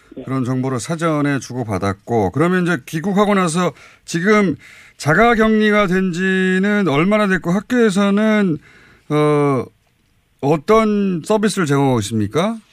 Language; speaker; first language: Korean; native; Korean